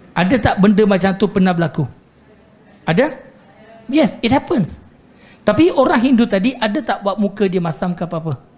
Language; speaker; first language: Malay; non-native, local second language; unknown